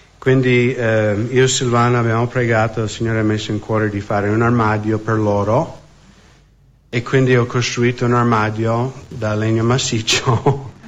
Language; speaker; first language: Italian; non-native, fluent; English